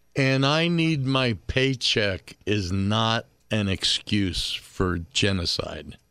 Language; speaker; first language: English; native; English